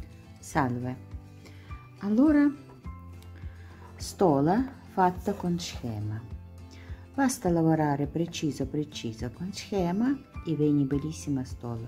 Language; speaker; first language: Italian; non-native, learner; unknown